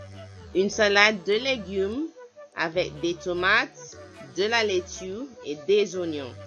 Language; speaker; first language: French; non-native, fluent; English